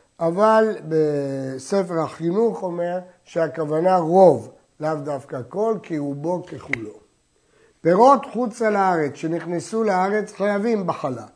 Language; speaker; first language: Hebrew; native; Hebrew